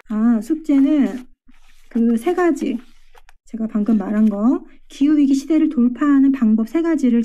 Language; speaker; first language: Korean; native; Korean